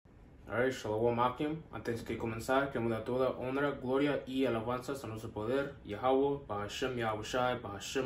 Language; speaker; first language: Spanish; non-native, learner; English